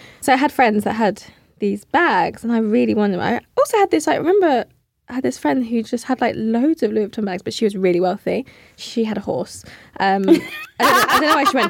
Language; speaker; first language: English; native; English